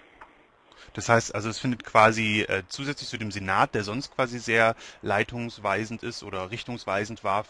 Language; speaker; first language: German; native; German